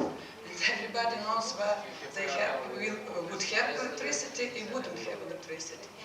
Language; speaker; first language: English; non-native, learner; Ukrainian